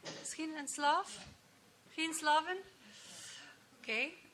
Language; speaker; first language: Dutch; non-native, learner; English